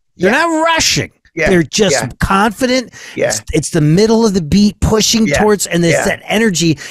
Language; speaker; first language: English; native; English